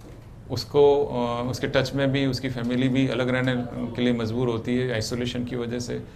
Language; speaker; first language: Hindi; native; Hindi